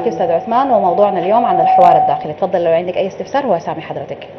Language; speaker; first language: Arabic; native; Arabic